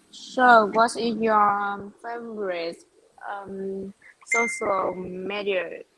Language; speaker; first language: English; non-native, learner; Vietnamese